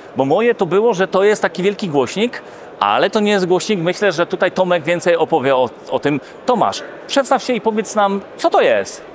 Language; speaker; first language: Polish; native; Polish